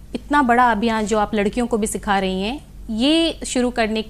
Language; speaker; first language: Hindi; native; Hindi